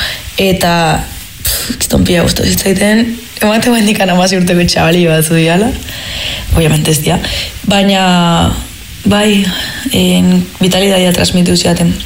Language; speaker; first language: Basque; native; Basque